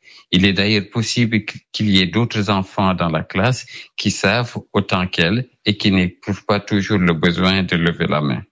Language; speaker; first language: French; non-native, local second language; Wolof